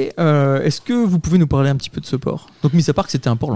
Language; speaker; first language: French; native; French